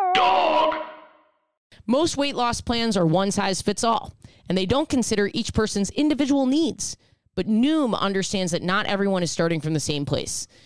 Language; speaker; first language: English; native; English